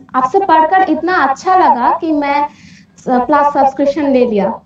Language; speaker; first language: Hindi; native; Hindi